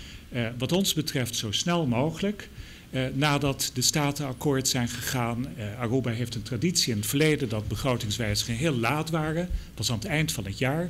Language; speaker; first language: Dutch; native; Dutch